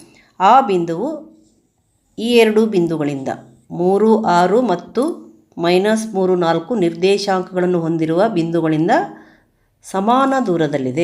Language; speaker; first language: Kannada; native; Kannada